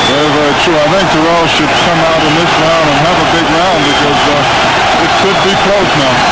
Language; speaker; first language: English; native; English